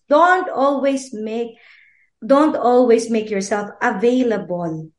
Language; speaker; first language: English; non-native, local second language; Filipino